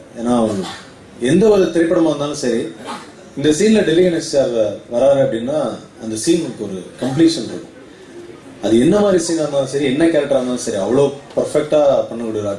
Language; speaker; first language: Tamil; native; Tamil